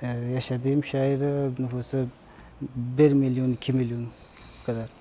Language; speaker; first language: Turkish; non-native, learner; Uzbek